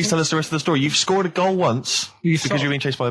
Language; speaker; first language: English; native; English